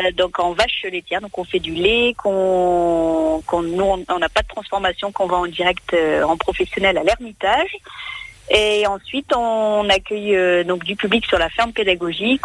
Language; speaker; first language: French; native; French